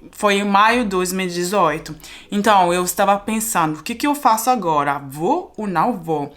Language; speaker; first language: Portuguese; non-native, fluent; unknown